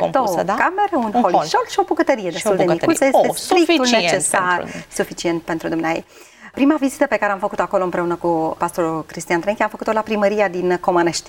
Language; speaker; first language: Romanian; native; Romanian